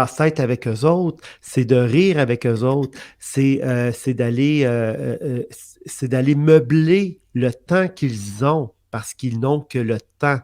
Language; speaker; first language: French; native; French